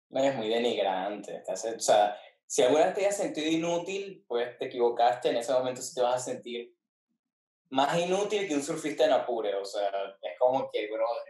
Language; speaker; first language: Spanish; native; Spanish